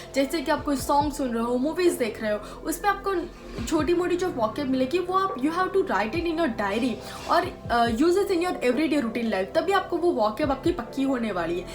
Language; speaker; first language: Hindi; non-native, local second language; Gujarati